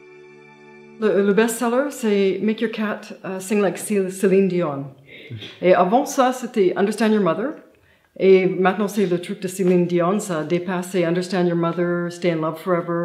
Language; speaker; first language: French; non-native, fluent; English